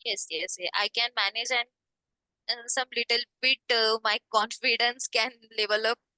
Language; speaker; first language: English; non-native, learner; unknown